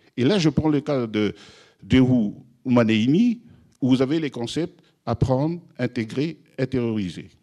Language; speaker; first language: French; non-native, local second language; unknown